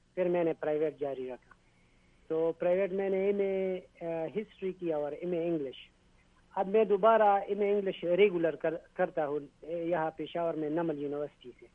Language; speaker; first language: Urdu; non-native, local second language; Pashto